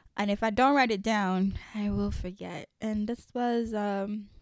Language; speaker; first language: English; early bilingual, other home language; French